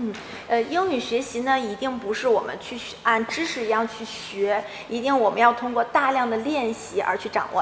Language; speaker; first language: Chinese; native; Chinese